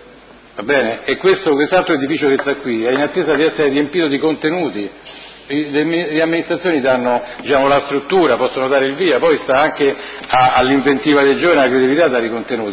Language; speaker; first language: Italian; native; Italian